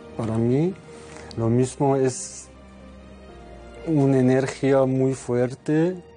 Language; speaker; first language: Spanish; non-native, learner; Persian